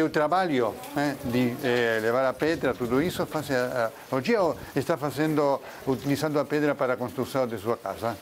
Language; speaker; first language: Portuguese; non-native, fluent; Spanish